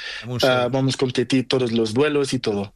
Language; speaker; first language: Spanish; non-native, learner; Portuguese